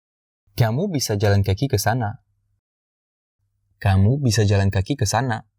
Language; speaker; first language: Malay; non-native, fluent; French